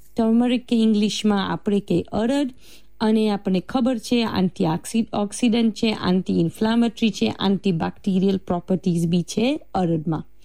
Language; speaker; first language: Gujarati; early bilingual, heritage; Gujarati